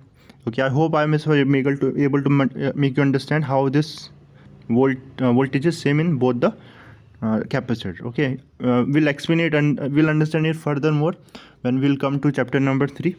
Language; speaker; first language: English; non-native, local second language; Hindi